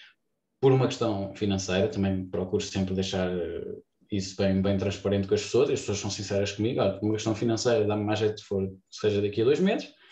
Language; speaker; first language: Portuguese; native; Portuguese